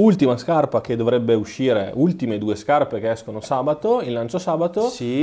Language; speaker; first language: Italian; native; Italian